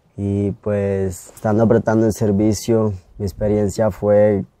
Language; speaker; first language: Spanish; native; Spanish